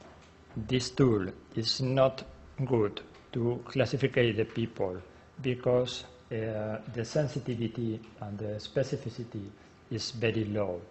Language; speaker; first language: English; non-native, learner; Spanish